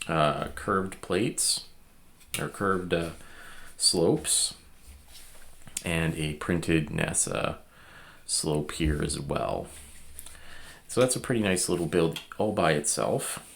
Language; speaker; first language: English; native; English